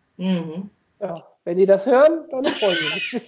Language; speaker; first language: German; native; German